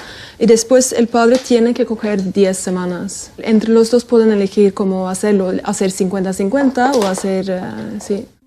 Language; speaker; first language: Spanish; non-native, fluent; Norwegian